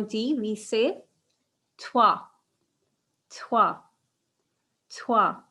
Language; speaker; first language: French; non-native, fluent; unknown